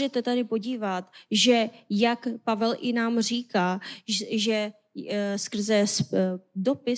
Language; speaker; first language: Czech; non-native, fluent; Korean